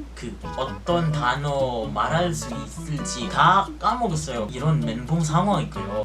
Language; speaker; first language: Korean; non-native, fluent; Filipino